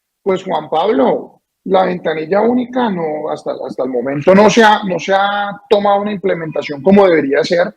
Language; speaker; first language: Spanish; native; Spanish